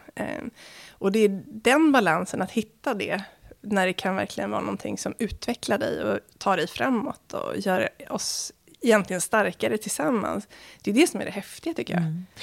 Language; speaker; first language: Swedish; early bilingual, other home language; Arabic